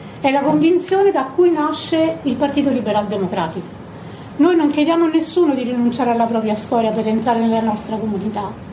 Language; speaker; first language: Italian; native; Italian